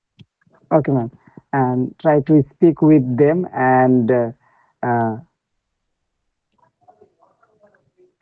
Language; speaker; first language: English; non-native, learner; Bangla